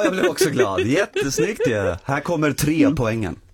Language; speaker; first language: Swedish; native; Swedish